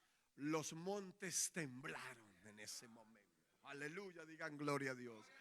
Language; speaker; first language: Spanish; native; Spanish